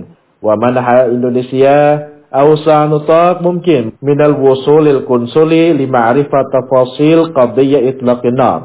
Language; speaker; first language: Arabic; non-native, fluent; Indonesian